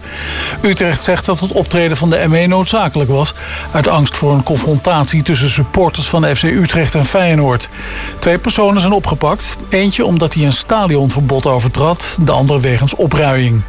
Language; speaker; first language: Dutch; native; Dutch